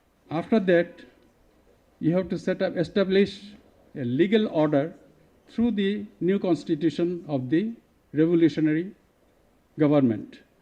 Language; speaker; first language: English; non-native, local second language; Bangla